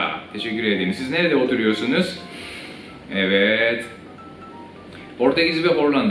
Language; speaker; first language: Turkish; non-native, fluent; Japanese